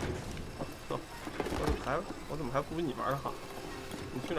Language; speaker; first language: Chinese; native; Chinese